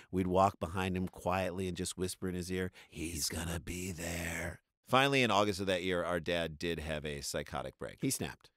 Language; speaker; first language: English; native; English